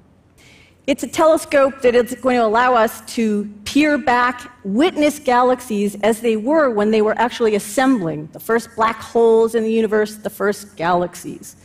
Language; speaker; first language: English; native; English